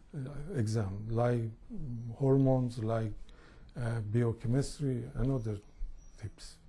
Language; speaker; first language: English; non-native, learner; Persian